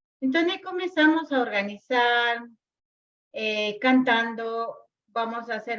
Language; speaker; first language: Spanish; non-native, local second language; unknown